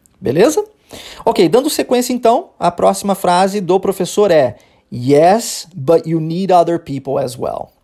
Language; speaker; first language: Portuguese; early bilingual, heritage; Portuguese